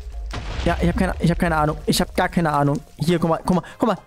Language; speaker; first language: German; native; German